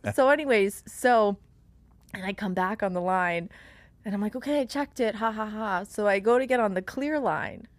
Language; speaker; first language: English; native; English